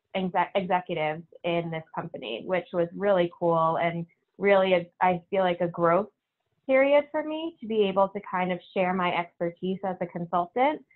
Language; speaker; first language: English; native; English